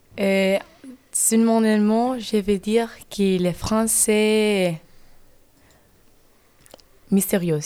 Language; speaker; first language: French; non-native, learner; Spanish